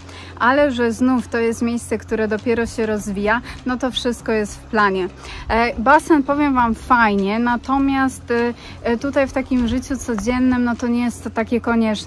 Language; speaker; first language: Polish; native; Polish